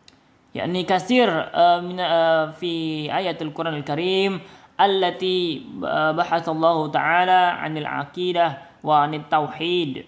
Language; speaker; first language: Arabic; non-native, learner; Indonesian